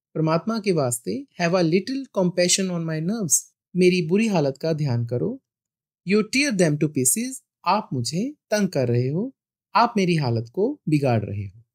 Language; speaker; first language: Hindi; non-native, local second language; Punjabi